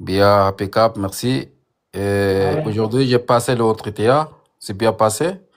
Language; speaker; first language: French; non-native, learner; Arabic